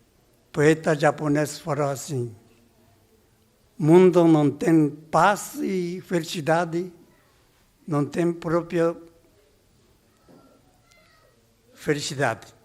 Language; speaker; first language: Portuguese; non-native, learner; Japanese